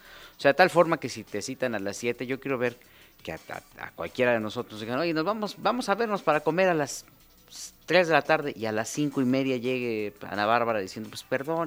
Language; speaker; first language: Spanish; native; Spanish